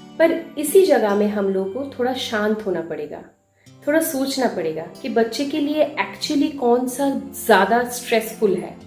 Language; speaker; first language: Hindi; non-native, local second language; Bangla